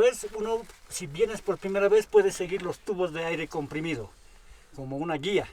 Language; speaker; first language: Spanish; native; Spanish